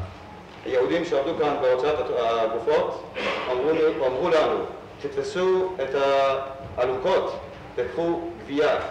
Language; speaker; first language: Hebrew; non-native, fluent; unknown